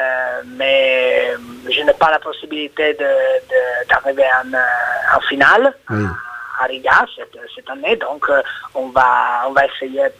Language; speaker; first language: French; non-native, learner; Italian